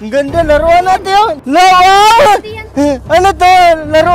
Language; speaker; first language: Filipino; native; Filipino